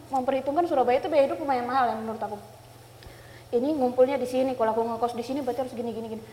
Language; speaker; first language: Indonesian; native; Indonesian